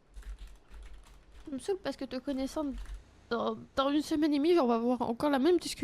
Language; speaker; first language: French; native; French